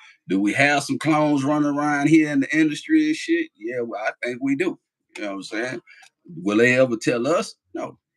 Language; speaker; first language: English; native; English